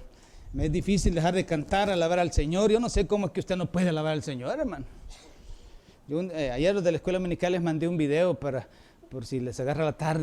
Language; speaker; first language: Spanish; native; Spanish